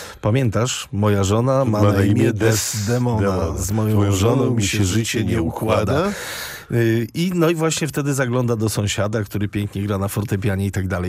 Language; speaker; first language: Polish; native; Polish